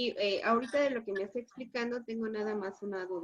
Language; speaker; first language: Spanish; native; Spanish